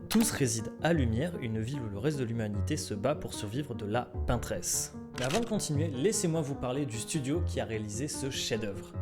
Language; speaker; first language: French; native; French